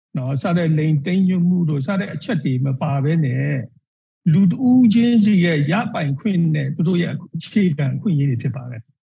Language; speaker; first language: Burmese; non-native, local second language; Karen languages